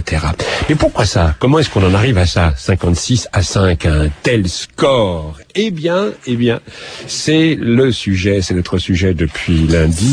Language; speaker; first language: French; native; French